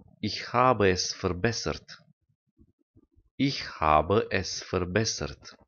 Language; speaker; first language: German; non-native, fluent; Romanian